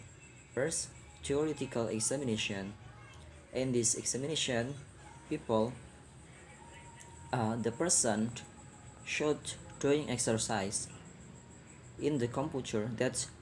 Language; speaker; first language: English; non-native, learner; Indonesian